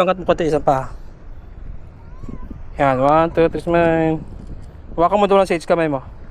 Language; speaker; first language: Filipino; non-native, local second language; Aklanon